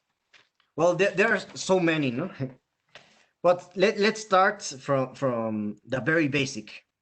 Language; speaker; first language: English; non-native, fluent; Spanish